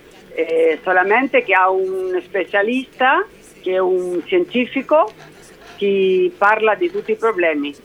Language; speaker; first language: Italian; early bilingual, heritage; Spanish